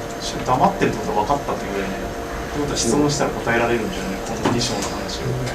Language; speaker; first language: Japanese; native; Japanese